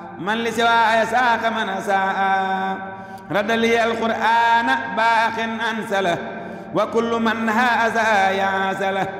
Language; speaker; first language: Arabic; non-native, fluent; Wolof